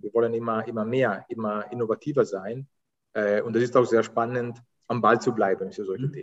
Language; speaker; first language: German; non-native, fluent; Italian